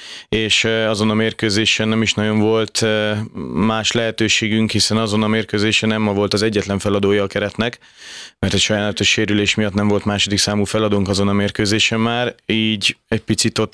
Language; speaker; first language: Hungarian; native; Hungarian